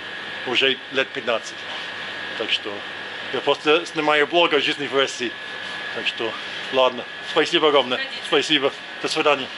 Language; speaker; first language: Russian; non-native, fluent; English